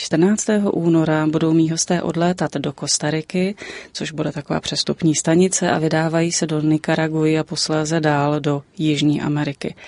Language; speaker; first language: Czech; native; Czech